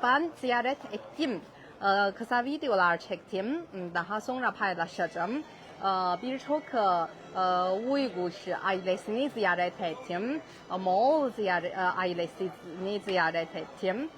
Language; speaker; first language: Turkish; non-native, learner; Chinese